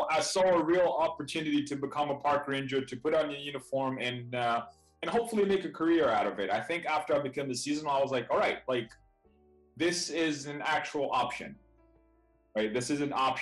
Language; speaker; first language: English; non-native, fluent; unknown